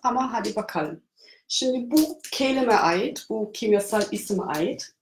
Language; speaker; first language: Turkish; non-native, fluent; German